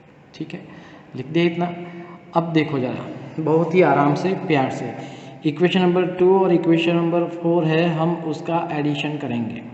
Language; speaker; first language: Hindi; native; Hindi